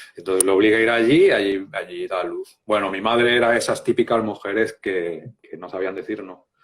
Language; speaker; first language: Spanish; native; Spanish